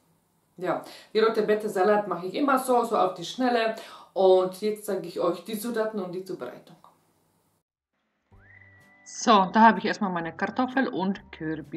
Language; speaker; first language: German; non-native, fluent; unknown